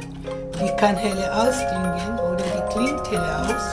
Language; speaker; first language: German; non-native, fluent; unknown